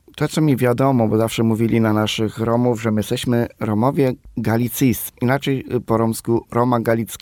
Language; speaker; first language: Polish; non-native, local second language; Romany